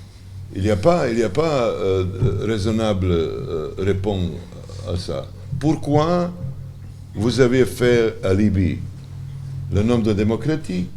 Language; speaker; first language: French; non-native, learner; Serbian